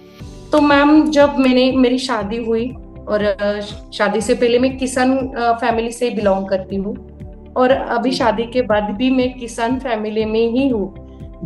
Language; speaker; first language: Hindi; native; Hindi